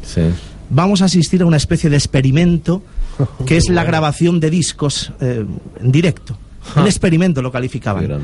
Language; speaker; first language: Spanish; native; Spanish